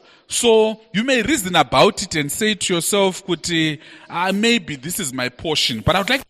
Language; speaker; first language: English; non-native, local second language; Shona